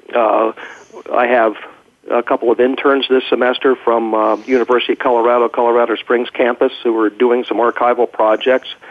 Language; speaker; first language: English; native; English